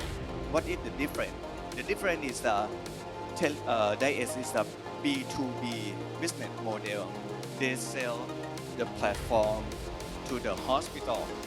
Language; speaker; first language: English; non-native, learner; Thai